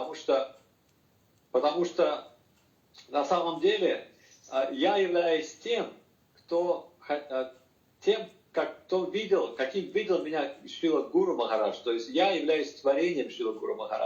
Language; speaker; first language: Russian; native; Russian